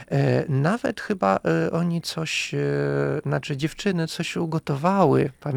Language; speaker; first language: Polish; non-native, fluent; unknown